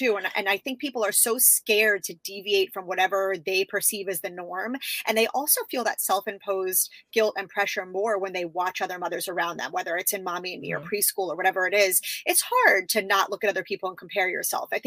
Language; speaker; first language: English; native; English